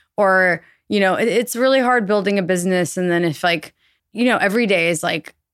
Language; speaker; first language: English; native; English